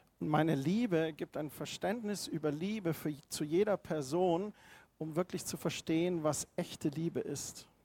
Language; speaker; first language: German; native; German